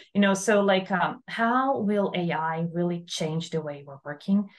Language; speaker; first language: English; non-native, fluent; Portuguese